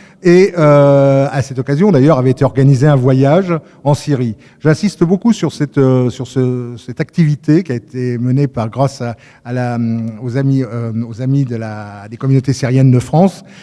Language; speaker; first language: French; native; French